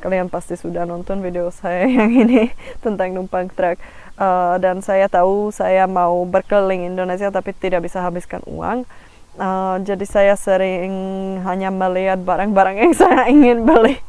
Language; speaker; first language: Indonesian; non-native, fluent; Czech